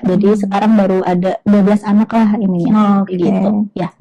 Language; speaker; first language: Indonesian; native; Indonesian